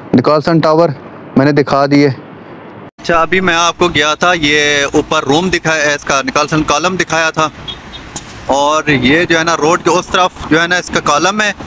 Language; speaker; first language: Urdu; non-native, local second language; Punjabi